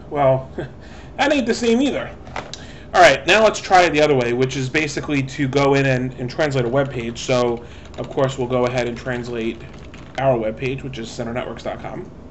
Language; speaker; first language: English; native; English